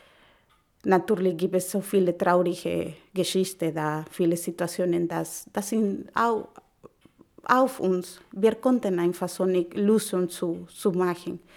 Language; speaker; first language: German; non-native, learner; Spanish